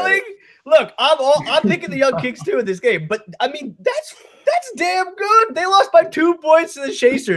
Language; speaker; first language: English; native; English